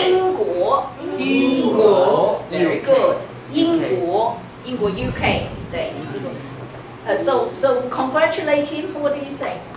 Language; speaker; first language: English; non-native, fluent; Chinese